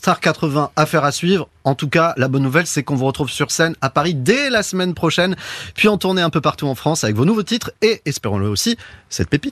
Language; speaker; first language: French; native; French